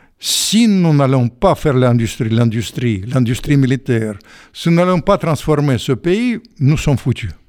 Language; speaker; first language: French; non-native, fluent; Russian